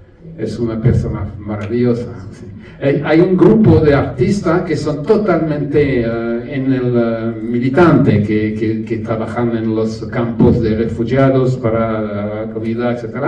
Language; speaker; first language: Spanish; non-native, learner; French